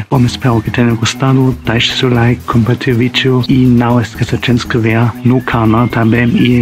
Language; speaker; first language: Portuguese; non-native, fluent; German